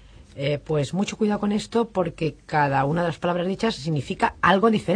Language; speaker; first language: Spanish; native; Spanish